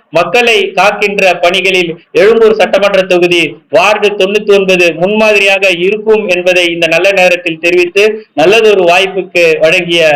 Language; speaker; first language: Tamil; native; Tamil